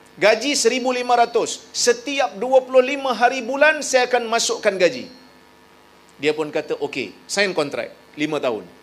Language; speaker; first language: Malay; native; Malay